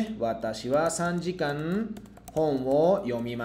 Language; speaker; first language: Japanese; non-native, learner; Spanish